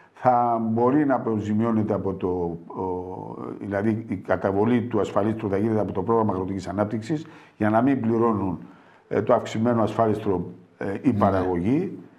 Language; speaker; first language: Greek; native; Greek